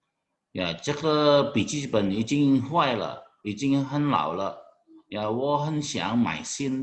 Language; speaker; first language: Chinese; non-native, fluent; Indonesian